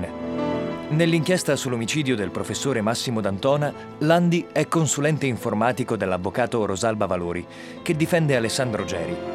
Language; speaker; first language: Italian; native; Italian